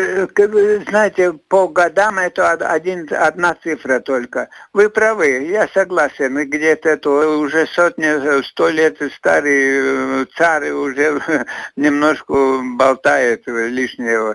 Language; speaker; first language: Russian; non-native, fluent; Latvian